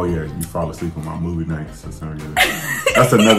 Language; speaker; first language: English; native; English